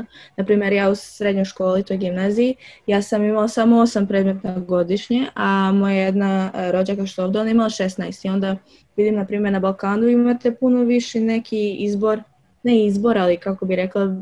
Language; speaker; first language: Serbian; early bilingual, other home language; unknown